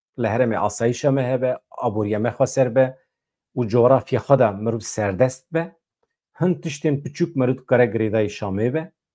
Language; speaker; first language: Kurdish; native; Kurdish